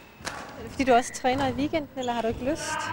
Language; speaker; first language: Danish; native; Danish